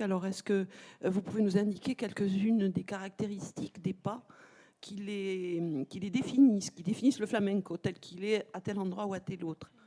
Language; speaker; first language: French; native; French